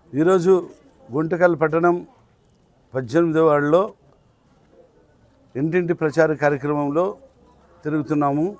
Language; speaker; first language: Telugu; native; Telugu